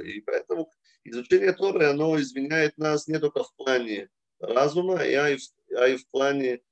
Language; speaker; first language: Russian; early bilingual, heritage; Russian